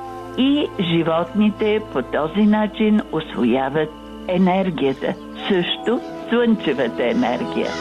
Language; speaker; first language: Bulgarian; native; Bulgarian